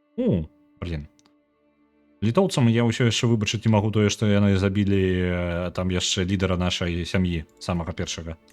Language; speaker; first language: Belarusian; non-native, local second language; Russian